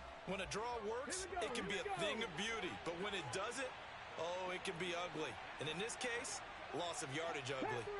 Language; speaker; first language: English; native; English